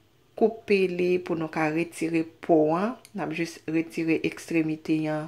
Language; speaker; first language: French; non-native, learner; Haitian Creole